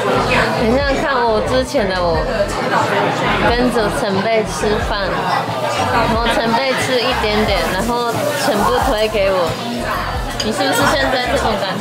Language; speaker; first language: Chinese; non-native, fluent; Japanese